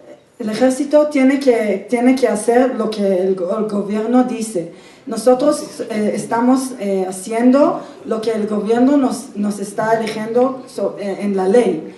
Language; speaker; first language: Spanish; non-native, fluent; Hebrew